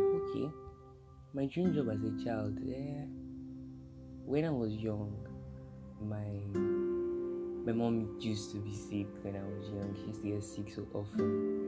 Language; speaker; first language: English; non-native, local second language; Yoruba